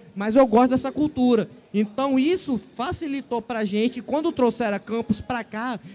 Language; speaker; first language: Portuguese; native; Portuguese